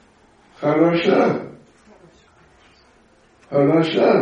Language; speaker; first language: Russian; non-native, learner; English